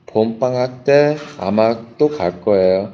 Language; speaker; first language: Korean; non-native, learner; English